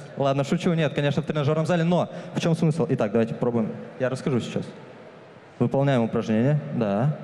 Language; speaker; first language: Russian; native; Russian